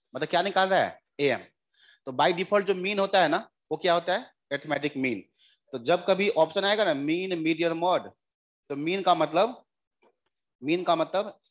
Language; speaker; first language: Hindi; native; Hindi